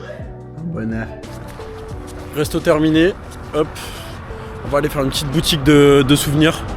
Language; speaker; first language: French; native; French